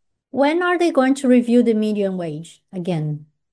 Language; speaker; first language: English; non-native, fluent; Portuguese